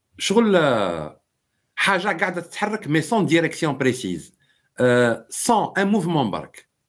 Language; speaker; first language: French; non-native, local second language; Arabic